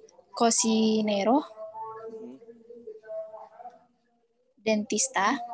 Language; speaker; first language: Spanish; non-native, learner; Indonesian